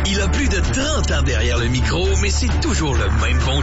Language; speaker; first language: French; native; French